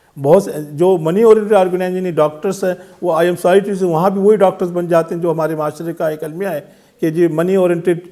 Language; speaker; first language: Urdu; non-native, local second language; Sindhi